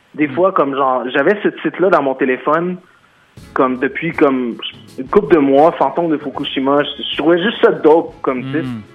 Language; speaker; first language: French; native; French